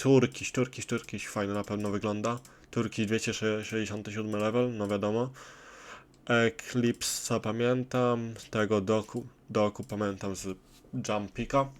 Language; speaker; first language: Polish; native; Polish